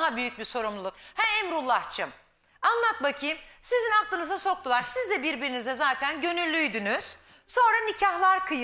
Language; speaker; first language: Turkish; native; Turkish